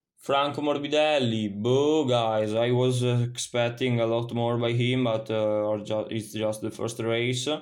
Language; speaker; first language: English; non-native, fluent; Italian